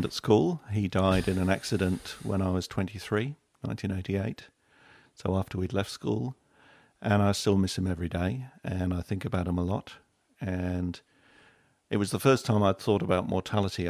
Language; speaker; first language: English; native; English